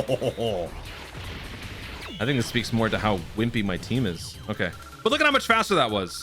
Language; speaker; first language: English; native; English